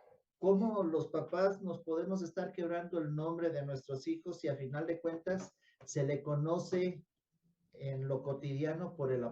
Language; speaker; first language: Spanish; native; Spanish